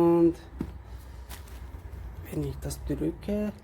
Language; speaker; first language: German; non-native, learner; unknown